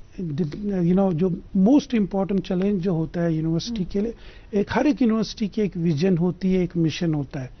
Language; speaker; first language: Hindi; non-native, local second language; Kashmiri